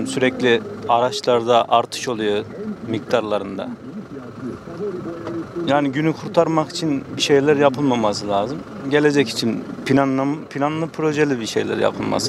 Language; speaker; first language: Turkish; native; Turkish